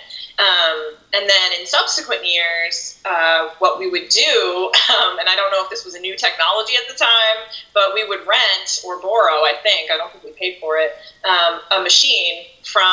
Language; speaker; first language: English; native; English